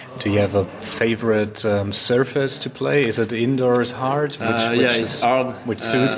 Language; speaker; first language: English; non-native, fluent; German